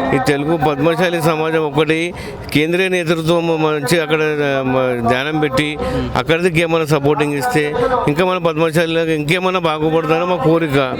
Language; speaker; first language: Telugu; native; Telugu